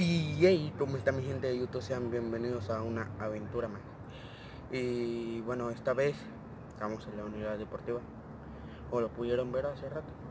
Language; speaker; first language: Spanish; native; Spanish